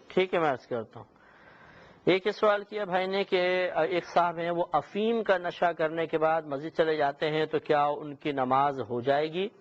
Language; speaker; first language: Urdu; native; Urdu